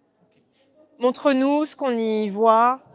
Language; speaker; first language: French; native; French